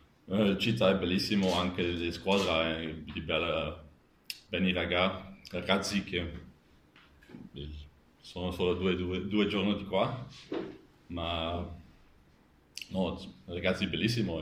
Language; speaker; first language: Italian; non-native, learner; Dutch